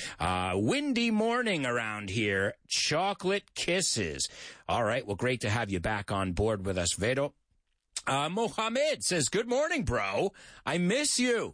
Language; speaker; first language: English; native; English